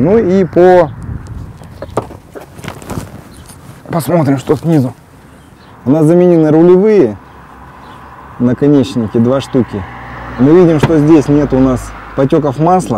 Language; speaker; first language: Russian; native; Russian